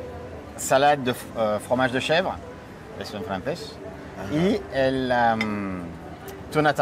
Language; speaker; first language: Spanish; non-native, fluent; French